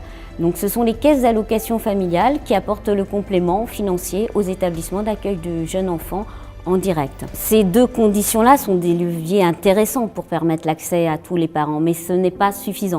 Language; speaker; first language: French; native; French